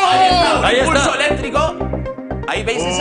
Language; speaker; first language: Spanish; native; Spanish